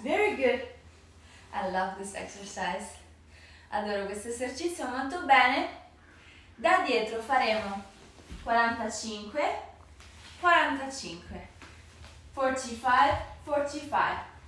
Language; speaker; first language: Italian; native; Italian